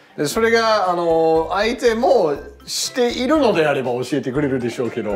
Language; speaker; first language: Japanese; non-native, fluent; English